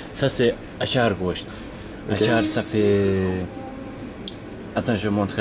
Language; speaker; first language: French; non-native, learner; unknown